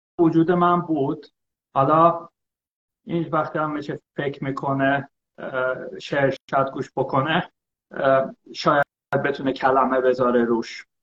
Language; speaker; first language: Persian; early bilingual, heritage; Persian